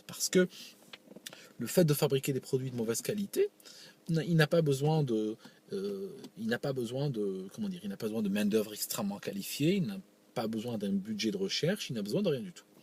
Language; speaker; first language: French; non-native, local second language; Arabic